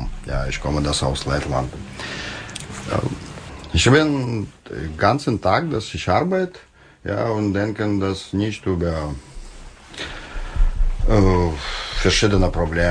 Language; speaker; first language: German; non-native, learner; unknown